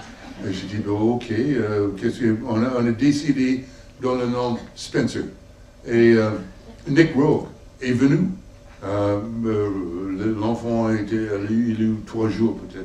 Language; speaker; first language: French; non-native, learner; English